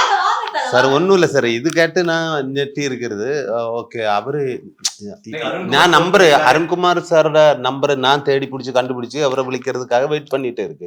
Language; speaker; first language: Tamil; non-native, learner; Malayalam